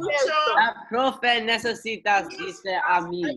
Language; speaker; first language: Spanish; non-native, learner; English